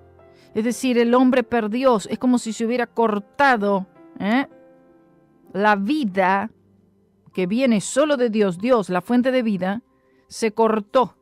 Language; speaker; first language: Spanish; native; Spanish